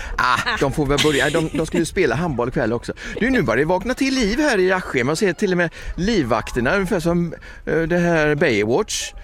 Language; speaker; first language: Swedish; native; Swedish